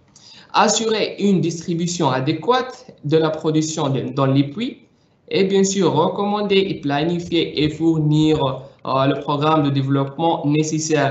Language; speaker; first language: French; non-native, local second language; Arabic